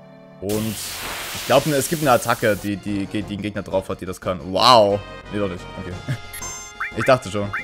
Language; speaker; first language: German; native; German